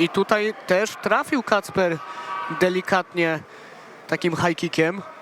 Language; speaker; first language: Polish; native; Polish